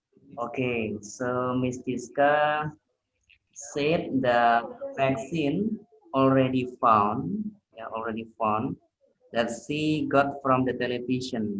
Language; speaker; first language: English; non-native, learner; Indonesian